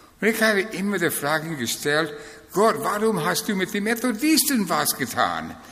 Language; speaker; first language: German; non-native, fluent; English